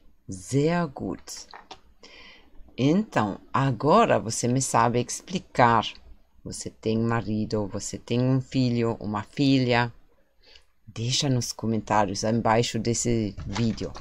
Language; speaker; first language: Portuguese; non-native, fluent; German